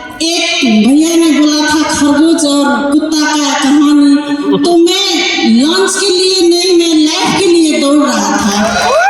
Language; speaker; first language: Hindi; non-native, learner; Nepali